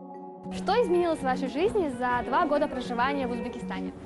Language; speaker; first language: Russian; native; Russian